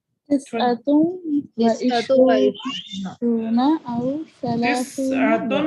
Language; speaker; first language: Arabic; non-native, learner; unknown